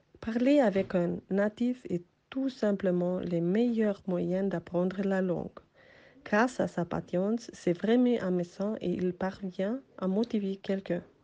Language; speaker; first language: French; non-native, learner; German